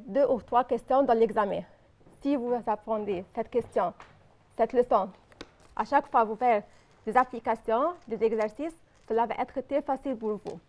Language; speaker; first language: French; non-native, fluent; Arabic